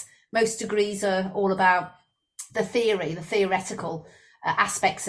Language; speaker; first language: English; native; English